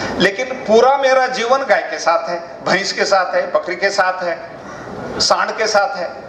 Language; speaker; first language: Hindi; non-native, local second language; Kannada